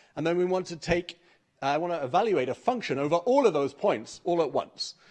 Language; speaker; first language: English; native; English